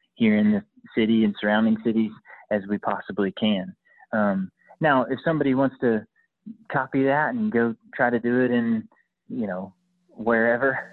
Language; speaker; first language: English; native; English